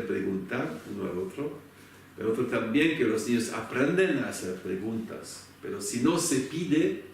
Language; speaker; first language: Spanish; non-native, fluent; French